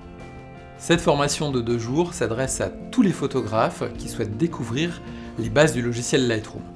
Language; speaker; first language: French; native; French